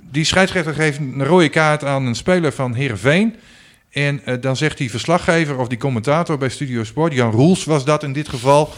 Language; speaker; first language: Dutch; native; Dutch